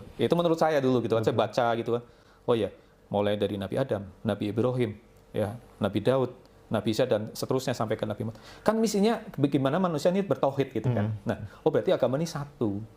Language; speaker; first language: Indonesian; non-native, local second language; Javanese